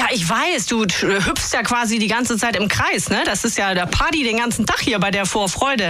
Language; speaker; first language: German; native; German